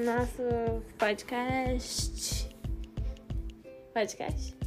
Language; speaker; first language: Portuguese; non-native, learner; English